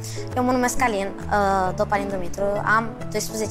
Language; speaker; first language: Romanian; early bilingual, heritage; Romanian